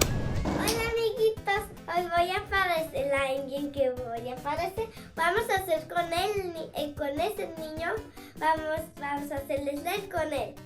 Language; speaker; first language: Spanish; native; Spanish